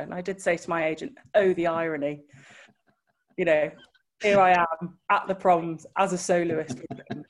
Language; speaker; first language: English; native; English